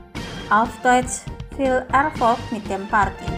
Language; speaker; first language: German; non-native, fluent; Indonesian